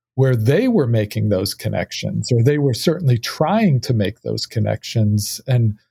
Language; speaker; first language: English; native; English